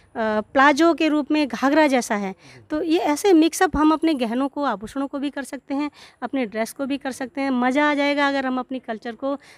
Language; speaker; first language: Hindi; native; Hindi